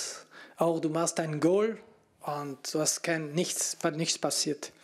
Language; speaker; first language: German; non-native, fluent; French